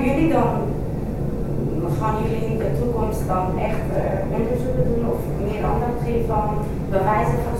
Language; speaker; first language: Dutch; non-native, fluent; Kurdish